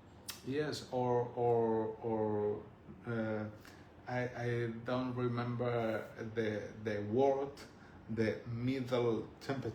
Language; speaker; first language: English; non-native, learner; Spanish